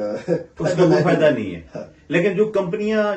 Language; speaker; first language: Hindi; native; Hindi